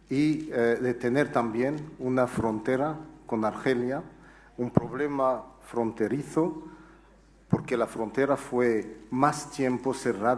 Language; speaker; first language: Spanish; non-native, fluent; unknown